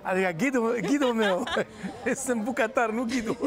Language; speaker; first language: Romanian; non-native, fluent; Hebrew